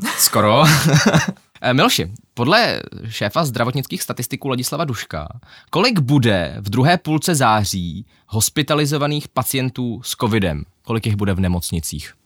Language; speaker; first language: Czech; early bilingual, other home language; Ukrainian